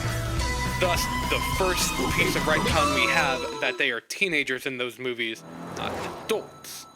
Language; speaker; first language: English; native; English